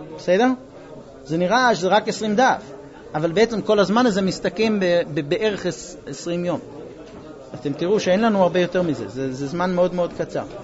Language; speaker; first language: Hebrew; non-native, fluent; English